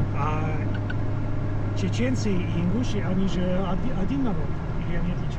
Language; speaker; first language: Russian; non-native, learner; English